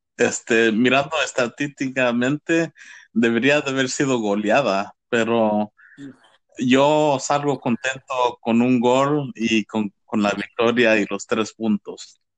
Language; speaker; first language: Spanish; early bilingual, heritage; Spanish